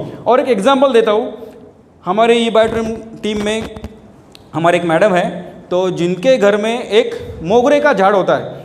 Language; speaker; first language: Hindi; non-native, local second language; Marathi